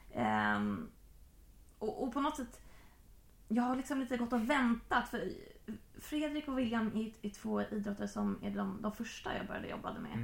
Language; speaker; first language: Swedish; native; Swedish